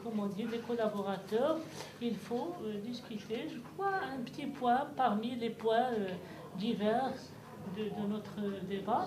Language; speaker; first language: French; non-native, local second language; Arabic